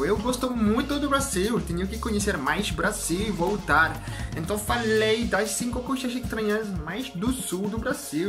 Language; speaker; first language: Portuguese; non-native, learner; French